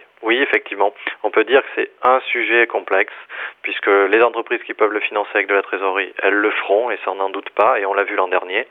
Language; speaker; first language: French; native; French